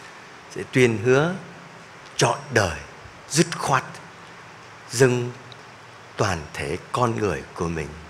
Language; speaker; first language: Vietnamese; native; Vietnamese